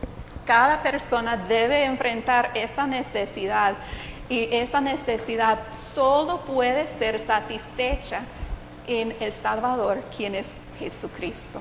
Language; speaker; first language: Spanish; non-native, fluent; English